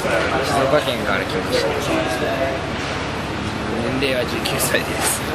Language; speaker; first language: Japanese; native; Japanese